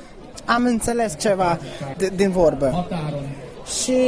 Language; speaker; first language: Romanian; non-native, learner; Hungarian